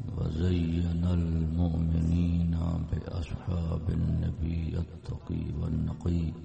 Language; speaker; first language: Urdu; non-native, local second language; Saraiki